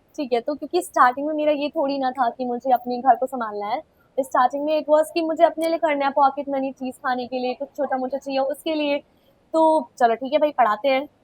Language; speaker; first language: Hindi; non-native, local second language; Kashmiri